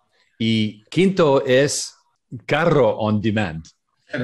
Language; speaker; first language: Spanish; non-native, learner; English